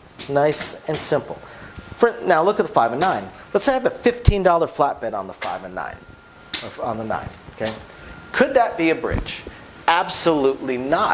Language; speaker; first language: English; native; English